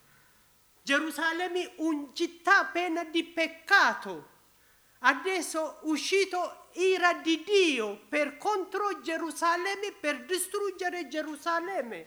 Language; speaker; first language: Italian; non-native, learner; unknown